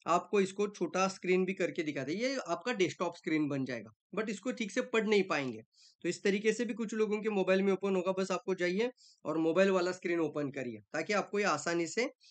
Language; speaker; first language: Hindi; non-native, local second language; Marathi